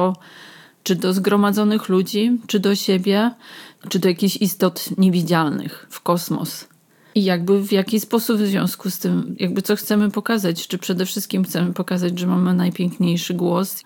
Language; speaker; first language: Polish; native; Polish